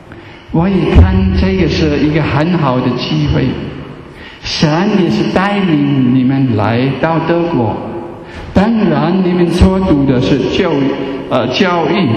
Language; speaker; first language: Chinese; non-native, fluent; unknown